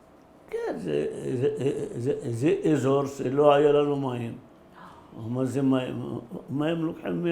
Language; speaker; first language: Hebrew; early bilingual, other home language; Arabic